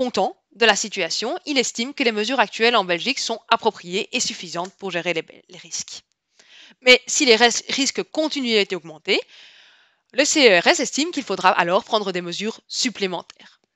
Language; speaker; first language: French; native; French